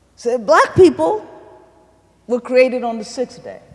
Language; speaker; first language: English; native; English